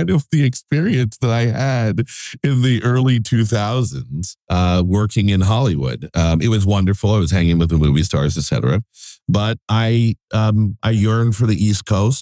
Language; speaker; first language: English; native; English